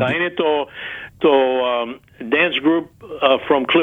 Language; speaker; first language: Greek; early bilingual, heritage; Greek